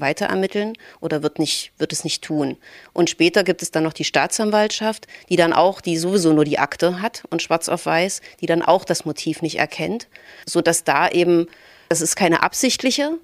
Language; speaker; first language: German; native; German